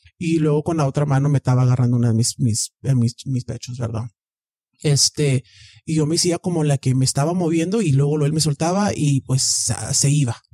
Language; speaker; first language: Spanish; early bilingual, heritage; Spanish